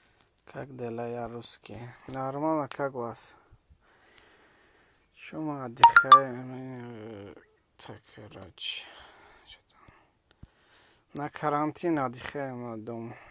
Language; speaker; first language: Russian; non-native, learner; Tajik